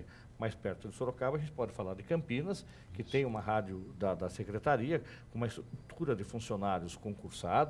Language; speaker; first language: Portuguese; native; Portuguese